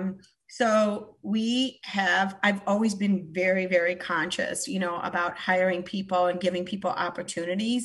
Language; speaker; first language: English; early bilingual, other home language; Polish